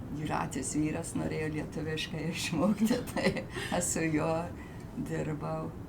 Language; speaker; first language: Lithuanian; early bilingual, heritage; Lithuanian